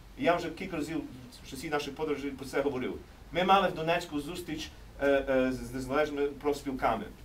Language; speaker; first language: Ukrainian; early bilingual, heritage; English